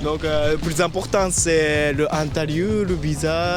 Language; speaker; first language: French; non-native, learner; Japanese